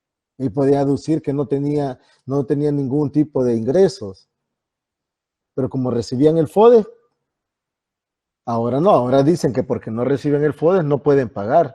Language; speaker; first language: Spanish; native; Spanish